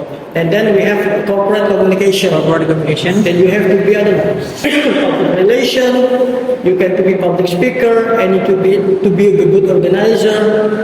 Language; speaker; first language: English; non-native, learner; Indonesian